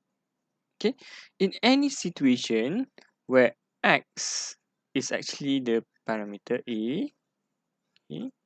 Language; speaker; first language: English; non-native, local second language; Malay